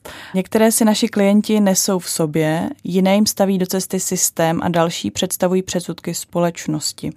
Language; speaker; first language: Czech; native; Czech